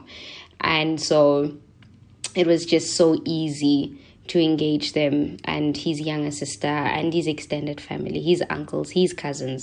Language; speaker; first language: English; non-native, local second language; Zulu